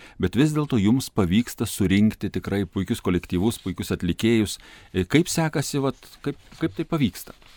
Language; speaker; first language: Lithuanian; native; Lithuanian